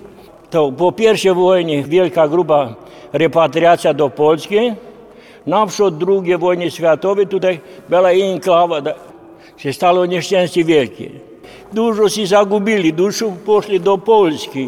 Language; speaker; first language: Polish; early bilingual, heritage; Polish